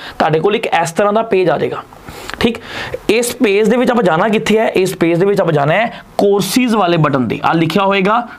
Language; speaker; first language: Hindi; non-native, local second language; Punjabi